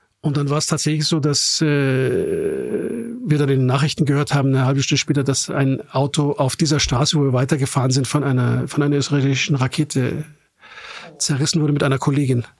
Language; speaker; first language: German; native; German